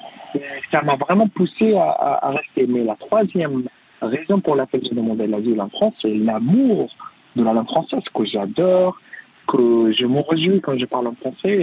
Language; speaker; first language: French; non-native, fluent; Arabic